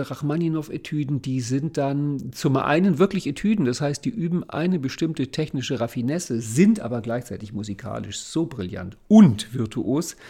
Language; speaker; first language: German; native; German